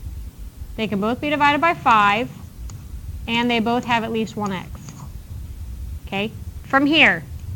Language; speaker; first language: English; native; English